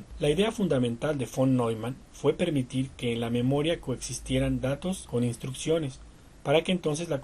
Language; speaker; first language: Spanish; native; Spanish